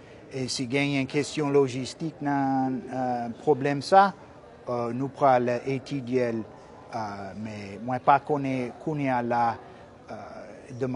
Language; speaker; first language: Haitian Creole; non-native, fluent; English